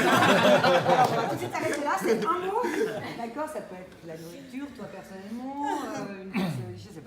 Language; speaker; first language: French; native; French